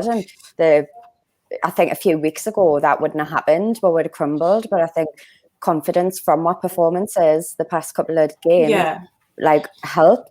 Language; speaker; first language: English; native; English